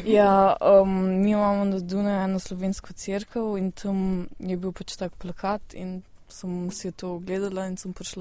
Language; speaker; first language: Slovenian; early bilingual, heritage; Slovenian